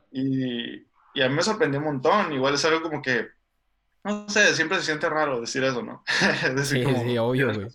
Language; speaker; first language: Spanish; native; Spanish